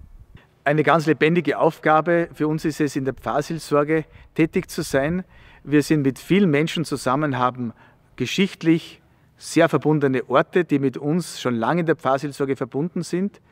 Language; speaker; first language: German; native; German